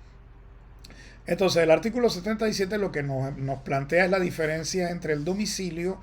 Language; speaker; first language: Spanish; native; Spanish